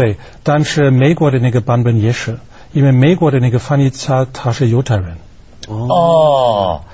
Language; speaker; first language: Chinese; non-native, fluent; German